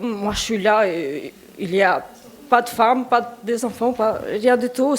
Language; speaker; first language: French; non-native, learner; Albanian